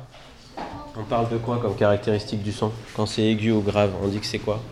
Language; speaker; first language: French; native; French